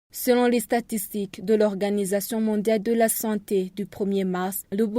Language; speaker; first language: French; native; French